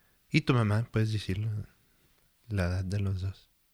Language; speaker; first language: Spanish; early bilingual, heritage; Spanish